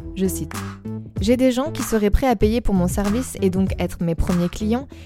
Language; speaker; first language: French; native; French